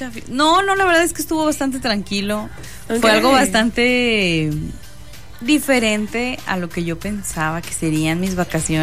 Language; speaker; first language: Spanish; native; Spanish